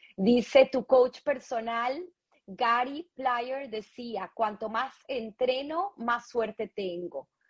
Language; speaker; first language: Spanish; native; Spanish